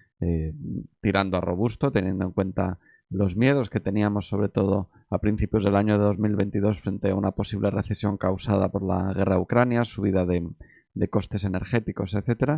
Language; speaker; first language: Spanish; native; Spanish